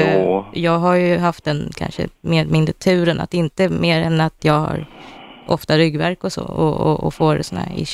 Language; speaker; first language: Swedish; native; Swedish